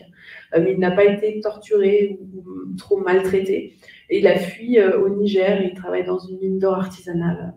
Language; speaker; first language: French; native; French